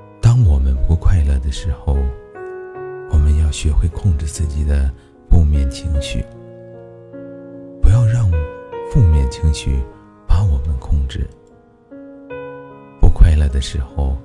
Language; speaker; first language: Chinese; native; Chinese